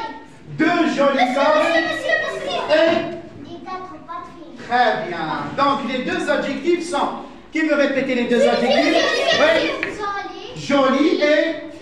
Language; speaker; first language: French; non-native, fluent; Arabic